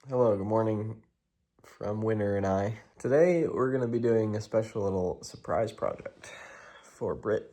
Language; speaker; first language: English; native; English